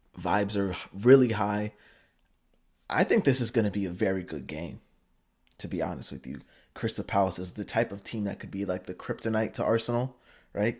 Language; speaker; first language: English; native; English